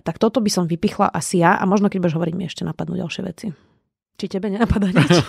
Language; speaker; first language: Slovak; native; Slovak